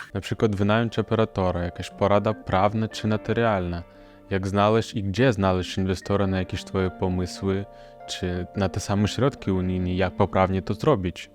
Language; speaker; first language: Polish; non-native, fluent; Russian